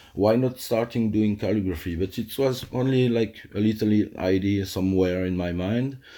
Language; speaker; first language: English; non-native, fluent; French